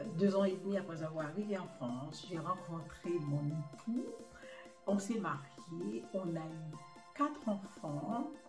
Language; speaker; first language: French; non-native, local second language; Haitian Creole